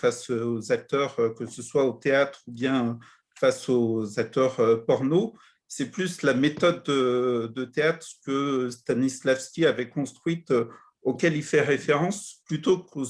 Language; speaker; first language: French; native; French